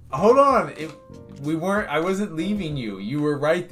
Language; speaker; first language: English; native; English